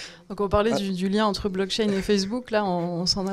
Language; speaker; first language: French; native; French